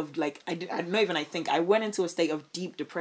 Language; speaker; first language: English; non-native, local second language; Akan